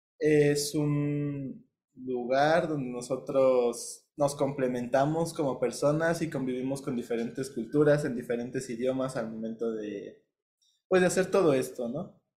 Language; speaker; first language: Spanish; native; Spanish